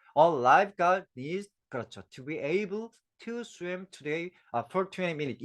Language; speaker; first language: English; non-native, fluent; Korean